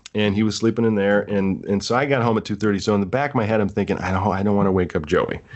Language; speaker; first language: English; native; English